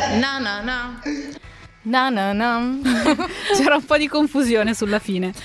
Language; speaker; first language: Italian; native; Italian